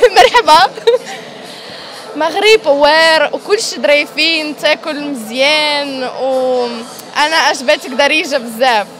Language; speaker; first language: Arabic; non-native, learner; Russian